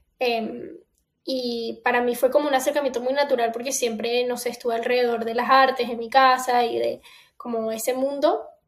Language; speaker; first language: Spanish; native; Spanish